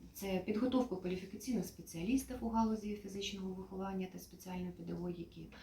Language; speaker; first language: Ukrainian; native; Ukrainian